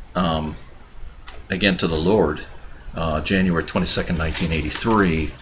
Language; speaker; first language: English; native; English